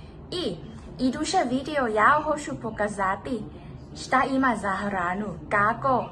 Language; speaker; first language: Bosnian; early bilingual, heritage; Bosnian